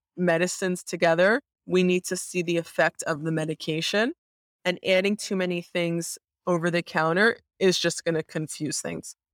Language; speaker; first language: English; native; English